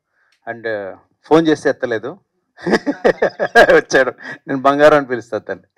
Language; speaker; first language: Telugu; native; Telugu